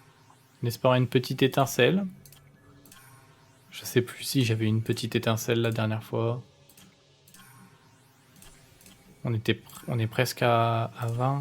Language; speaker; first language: French; native; French